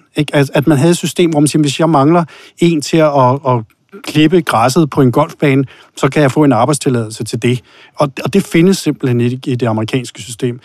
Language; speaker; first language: Danish; native; Danish